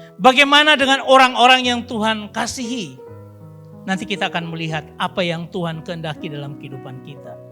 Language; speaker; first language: Indonesian; native; Indonesian